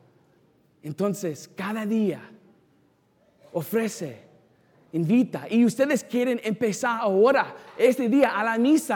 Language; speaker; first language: Spanish; non-native, fluent; English